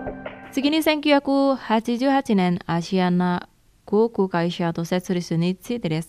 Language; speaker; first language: Japanese; non-native, fluent; Indonesian